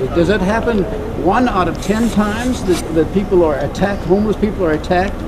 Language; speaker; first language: English; non-native, fluent; Danish